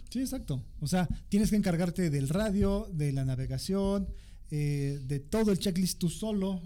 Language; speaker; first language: Spanish; native; Spanish